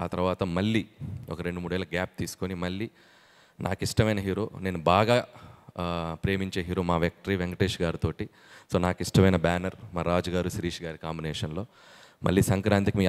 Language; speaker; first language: Telugu; native; Telugu